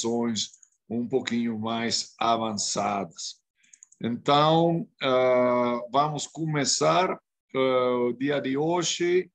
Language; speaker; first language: Portuguese; non-native, fluent; Spanish